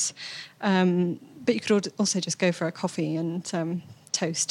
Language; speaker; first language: English; native; English